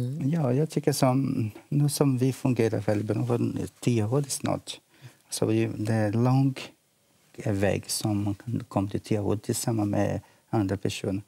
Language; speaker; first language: Swedish; non-native, learner; Portuguese